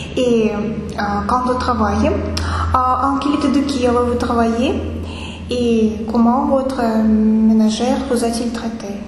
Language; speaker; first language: French; non-native, fluent; Russian